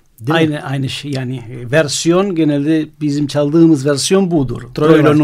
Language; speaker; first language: Turkish; non-native, fluent; Spanish